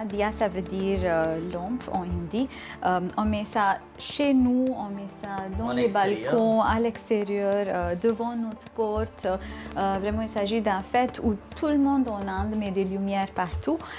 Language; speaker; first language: French; non-native, fluent; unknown